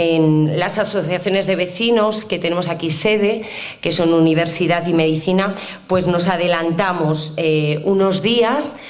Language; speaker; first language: Spanish; native; Spanish